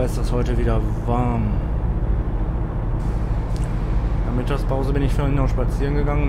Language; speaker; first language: German; native; German